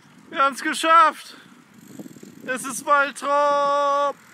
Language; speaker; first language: German; native; German